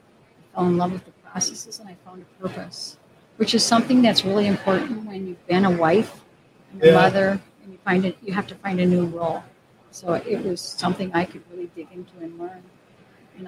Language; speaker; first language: English; native; English